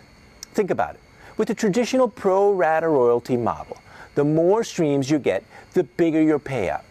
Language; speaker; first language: English; native; English